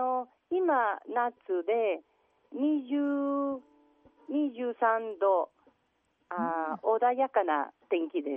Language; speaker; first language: Japanese; non-native, learner; Catalan